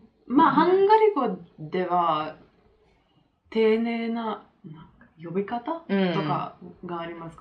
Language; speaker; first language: Japanese; non-native, fluent; French